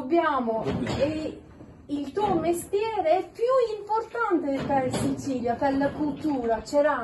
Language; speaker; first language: Italian; non-native, learner; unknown